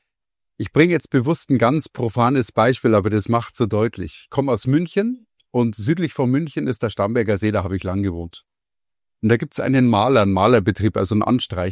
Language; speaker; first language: German; native; German